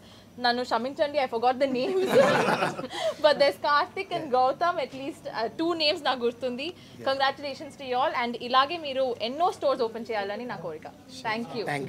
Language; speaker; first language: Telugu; non-native, learner; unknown